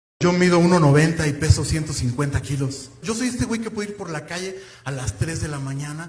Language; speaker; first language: Spanish; native; Spanish